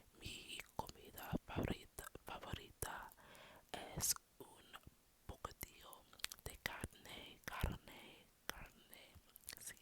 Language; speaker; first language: Spanish; non-native, learner; English